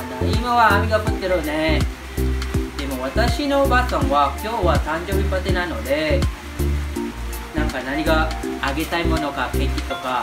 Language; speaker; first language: Japanese; non-native, learner; Filipino